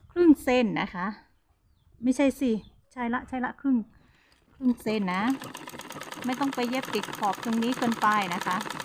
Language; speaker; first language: Thai; non-native, local second language; Hmong